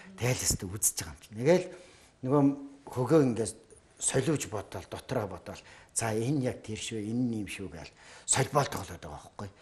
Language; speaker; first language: Mongolian; native; Mongolian